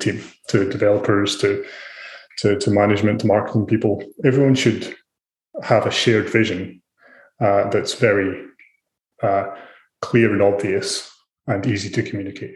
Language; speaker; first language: English; native; English